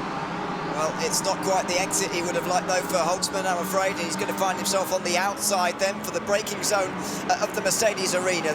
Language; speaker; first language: English; native; English